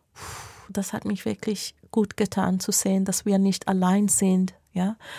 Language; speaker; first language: German; non-native, fluent; Swahili